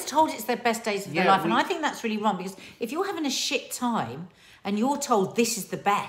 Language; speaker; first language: English; native; English